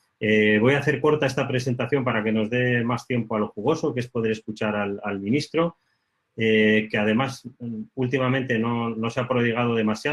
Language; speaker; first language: Spanish; native; Spanish